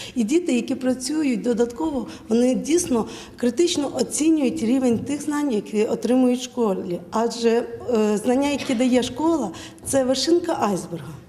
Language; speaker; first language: Ukrainian; native; Ukrainian